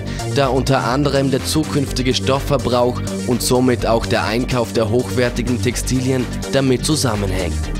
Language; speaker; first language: German; native; German